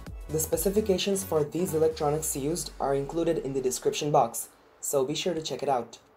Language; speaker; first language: English; non-native, fluent; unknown